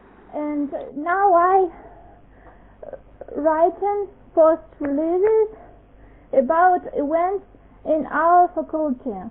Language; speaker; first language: English; non-native, learner; Russian